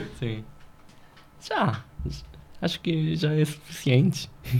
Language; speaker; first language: Portuguese; non-native, fluent; Korean